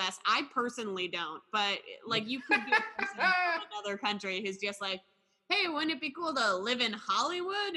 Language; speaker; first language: English; native; English